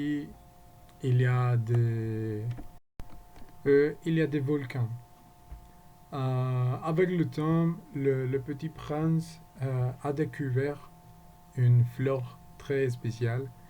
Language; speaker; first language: French; non-native, learner; Spanish